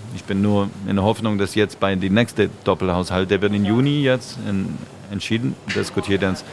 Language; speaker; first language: German; non-native, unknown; French